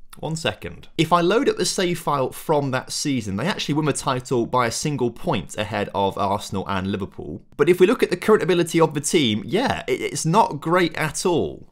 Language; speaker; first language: English; native; English